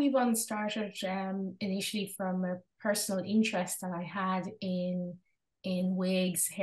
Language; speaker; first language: English; non-native, local second language; Yoruba